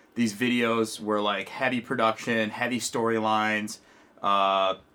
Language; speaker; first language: English; native; English